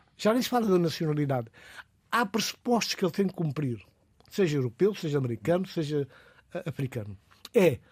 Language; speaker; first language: Portuguese; non-native, local second language; Upper Guinea Crioulo